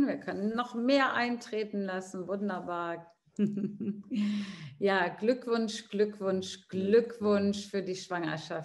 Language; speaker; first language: German; native; German